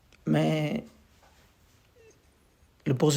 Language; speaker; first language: French; non-native, learner; Portuguese